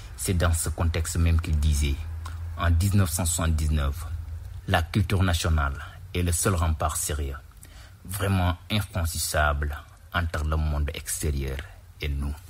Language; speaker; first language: French; non-native, local second language; Wolof